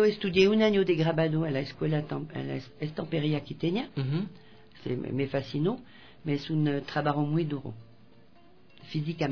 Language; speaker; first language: Spanish; non-native, fluent; French